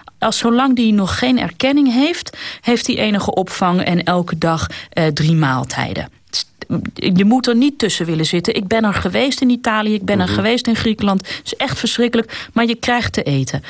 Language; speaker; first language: Dutch; native; Dutch